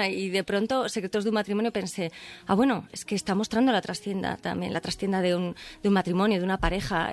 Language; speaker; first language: Spanish; native; Spanish